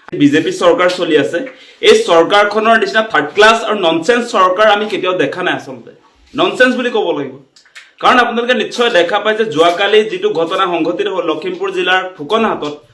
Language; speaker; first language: Assamese; native; Assamese